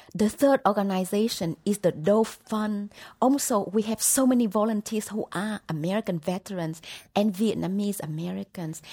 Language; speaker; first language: English; non-native, fluent; Vietnamese